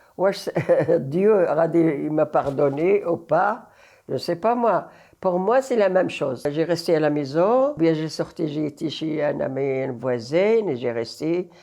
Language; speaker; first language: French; non-native, learner; Arabic